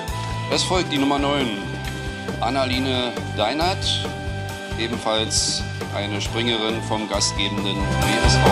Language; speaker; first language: German; native; German